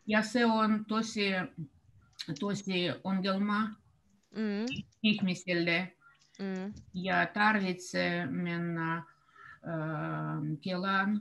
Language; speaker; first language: Finnish; non-native, learner; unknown